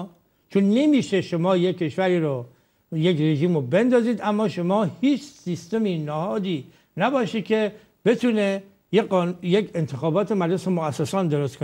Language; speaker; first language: Persian; native; Persian